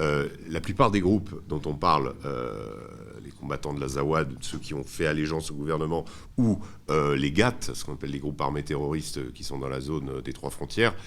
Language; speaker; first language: French; native; French